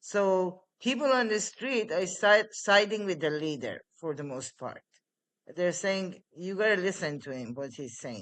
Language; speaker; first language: English; non-native, fluent; Persian